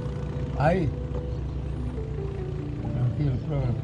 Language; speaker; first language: Spanish; native; Spanish